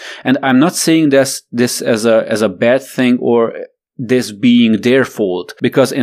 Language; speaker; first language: English; non-native, fluent; Romanian